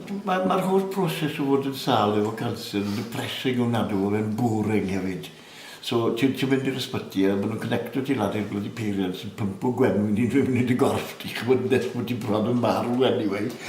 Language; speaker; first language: Welsh; native; Welsh